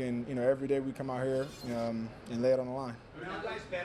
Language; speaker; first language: English; native; English